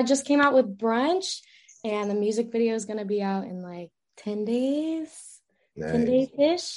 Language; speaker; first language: English; native; English